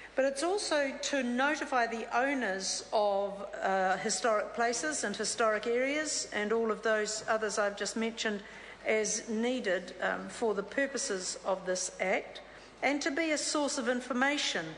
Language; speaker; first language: English; native; English